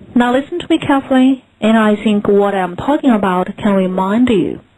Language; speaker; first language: English; non-native, fluent; Chinese